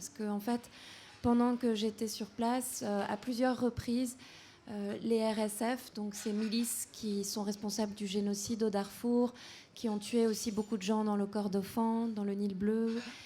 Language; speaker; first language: French; native; French